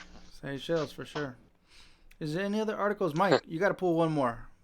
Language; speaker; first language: English; native; English